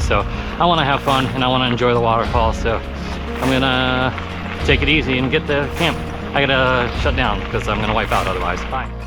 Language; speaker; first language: English; native; English